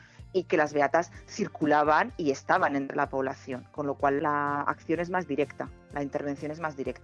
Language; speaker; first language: Spanish; native; Spanish